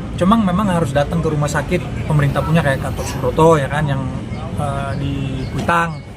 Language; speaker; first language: Indonesian; non-native, fluent; Dutch